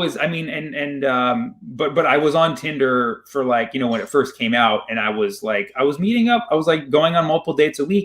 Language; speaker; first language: English; early bilingual, other home language; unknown